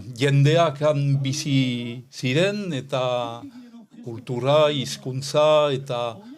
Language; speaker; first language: Basque; non-native, local second language; French